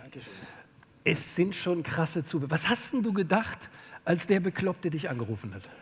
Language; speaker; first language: German; native; German